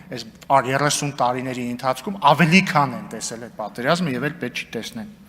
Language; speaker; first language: Armenian; native; Armenian